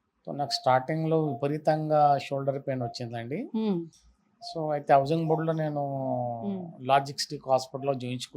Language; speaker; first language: Telugu; native; Telugu